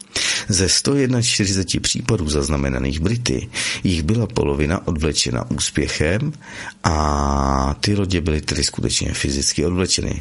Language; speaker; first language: Czech; native; Czech